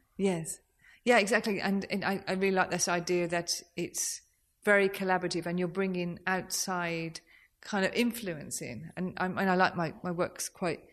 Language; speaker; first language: English; native; English